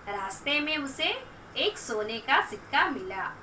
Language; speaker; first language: Hindi; non-native, local second language; Telugu